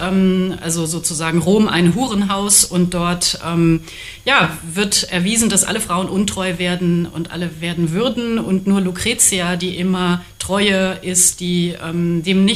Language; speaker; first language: German; native; German